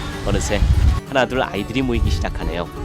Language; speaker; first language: Korean; native; Korean